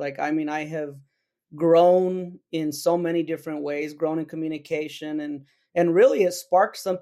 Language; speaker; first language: English; native; English